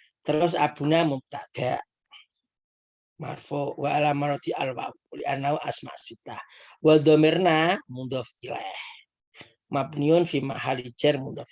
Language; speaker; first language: Arabic; non-native, fluent; Indonesian